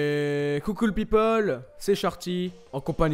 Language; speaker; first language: French; native; French